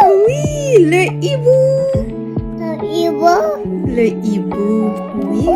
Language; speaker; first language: French; non-native, local second language; Haitian Creole